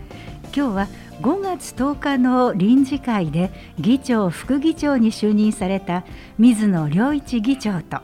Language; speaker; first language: Japanese; native; Japanese